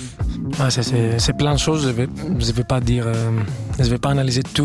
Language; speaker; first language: French; non-native, fluent; Greek